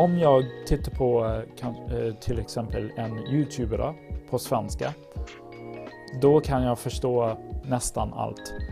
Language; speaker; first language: Swedish; non-native, learner; English